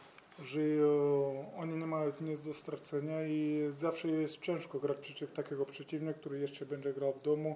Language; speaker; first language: Polish; non-native, learner; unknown